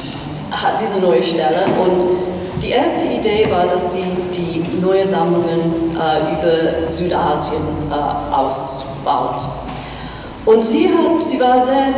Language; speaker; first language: German; non-native, fluent; English